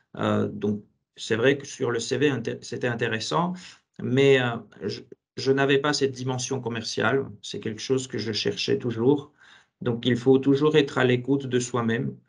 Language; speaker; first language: French; non-native, fluent; Georgian